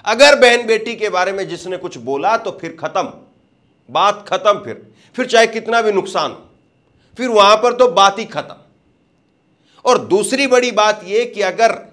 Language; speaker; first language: Hindi; native; Hindi